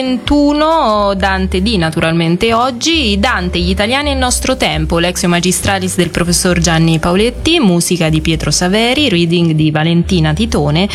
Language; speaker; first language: Italian; native; Italian